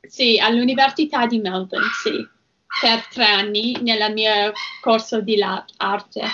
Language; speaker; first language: Italian; non-native, learner; English